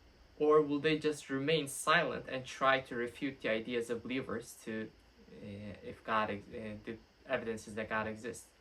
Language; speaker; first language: English; non-native, fluent; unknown